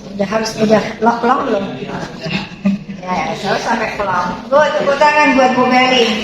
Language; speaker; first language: Indonesian; native; Indonesian